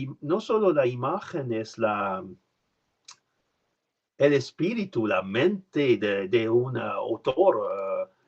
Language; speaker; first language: Spanish; non-native, learner; French